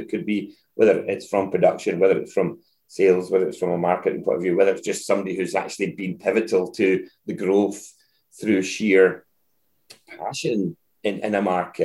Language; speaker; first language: English; native; English